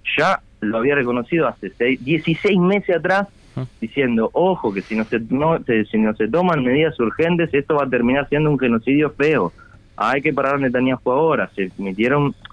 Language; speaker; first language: Spanish; non-native, fluent; Italian